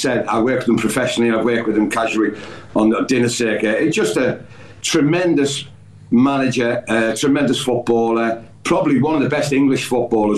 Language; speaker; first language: English; native; English